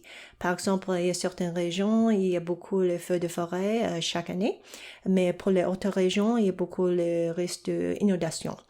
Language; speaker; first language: French; non-native, local second language; English